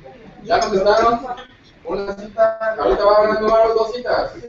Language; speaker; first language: Spanish; native; Spanish